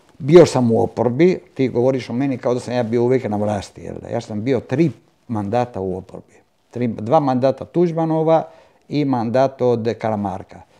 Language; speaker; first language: Croatian; non-native, local second language; Italian